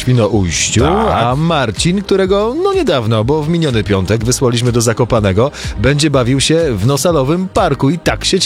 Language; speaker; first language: Polish; native; Polish